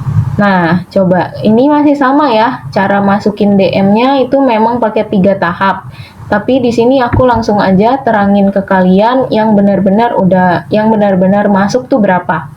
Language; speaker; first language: Indonesian; native; Indonesian